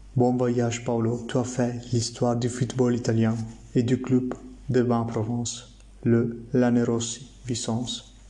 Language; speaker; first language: French; non-native, learner; Italian